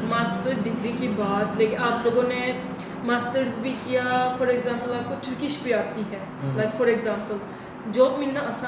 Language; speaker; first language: Hindi; non-native, learner; Turkish